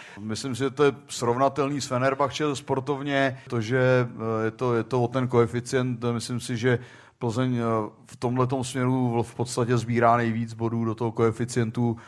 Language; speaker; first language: Czech; native; Czech